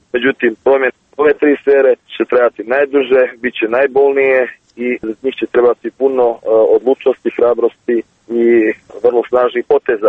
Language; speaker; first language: Serbian; native; Serbian